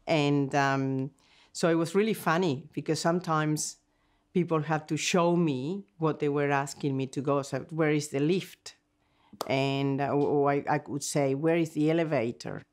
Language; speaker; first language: English; non-native, fluent; Spanish